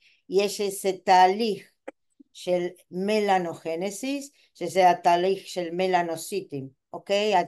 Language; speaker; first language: Hebrew; non-native, fluent; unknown